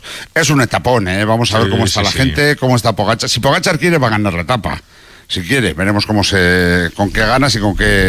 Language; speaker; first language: Spanish; native; Spanish